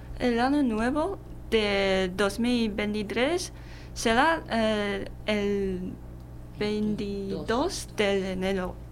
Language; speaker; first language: Spanish; non-native, learner; Chinese